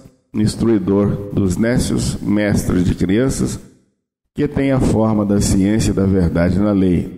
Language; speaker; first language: Portuguese; native; Portuguese